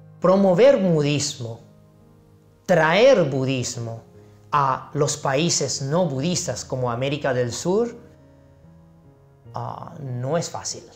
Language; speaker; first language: Spanish; non-native, fluent; Chinese